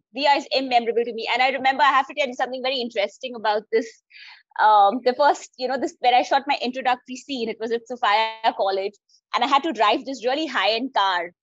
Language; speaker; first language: English; non-native, local second language; Hindi